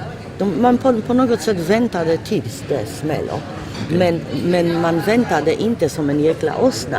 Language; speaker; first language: Swedish; non-native, fluent; Polish